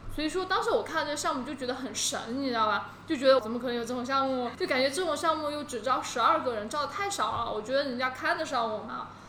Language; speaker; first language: Chinese; native; Chinese